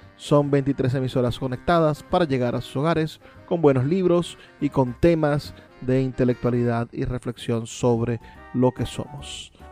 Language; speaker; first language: Spanish; native; Spanish